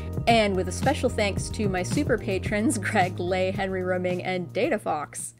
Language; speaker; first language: English; native; English